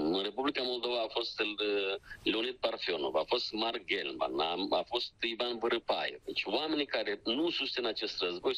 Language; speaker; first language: Romanian; non-native, local second language; Russian